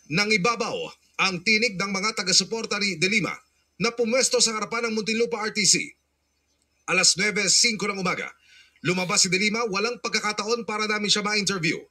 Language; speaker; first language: Filipino; native; Filipino